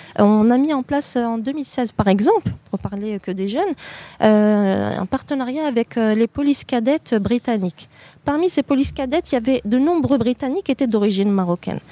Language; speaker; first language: French; native; French